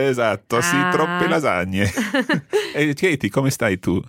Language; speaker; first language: Italian; non-native, fluent; English